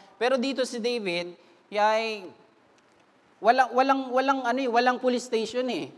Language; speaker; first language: Filipino; native; Filipino